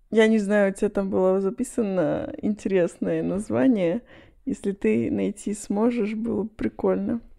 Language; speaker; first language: Russian; non-native, fluent; Spanish